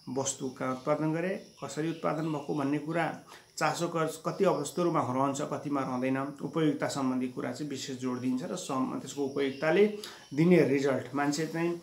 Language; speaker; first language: Nepali; native; Nepali